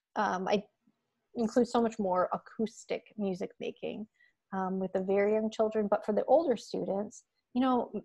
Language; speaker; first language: English; native; English